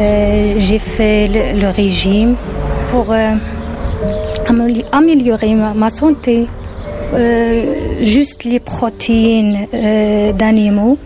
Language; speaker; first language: French; non-native, learner; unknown